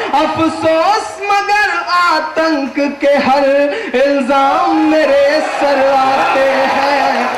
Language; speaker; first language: Hindi; native; Hindi